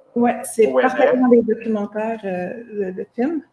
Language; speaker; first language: French; native; French